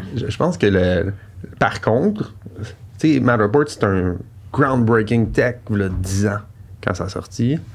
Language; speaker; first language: French; native; French